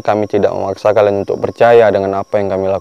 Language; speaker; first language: Indonesian; native; Indonesian